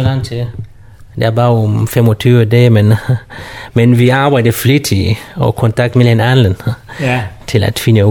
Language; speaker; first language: Danish; non-native, learner; Kurdish